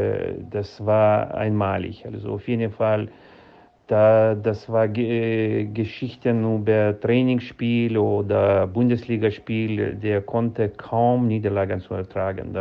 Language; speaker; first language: German; non-native, learner; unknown